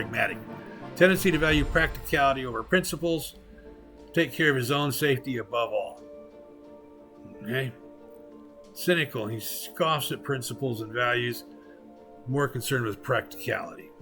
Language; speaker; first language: English; native; English